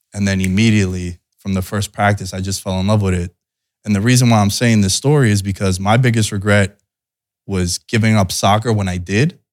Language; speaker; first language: English; early bilingual, other home language; Greek